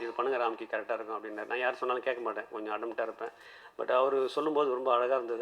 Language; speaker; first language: Tamil; native; Tamil